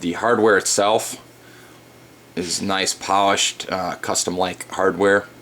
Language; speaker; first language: English; native; English